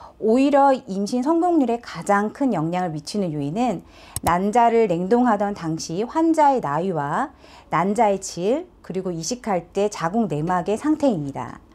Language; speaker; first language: Korean; native; Korean